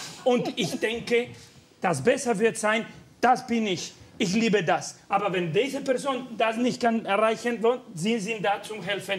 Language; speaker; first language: German; non-native, learner; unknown